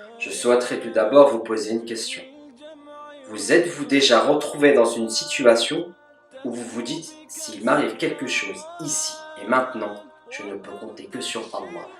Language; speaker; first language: French; native; French